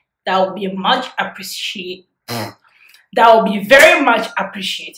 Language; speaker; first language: English; non-native, fluent; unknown